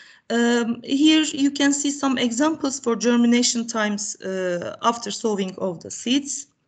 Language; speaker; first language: English; non-native, fluent; Turkish